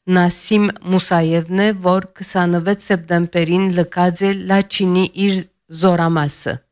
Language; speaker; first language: Armenian; early bilingual, heritage; Armenian